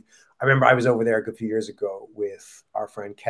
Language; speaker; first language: English; native; English